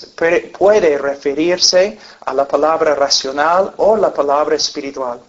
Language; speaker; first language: Spanish; non-native, fluent; English